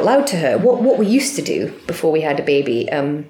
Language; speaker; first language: English; native; English